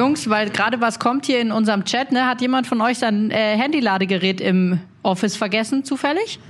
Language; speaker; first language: German; native; German